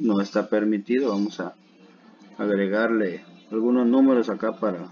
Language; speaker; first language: Spanish; native; Spanish